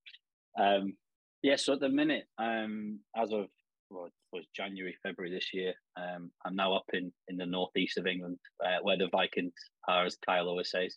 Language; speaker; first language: English; native; English